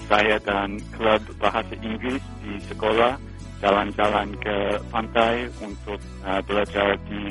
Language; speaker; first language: Indonesian; non-native, fluent; English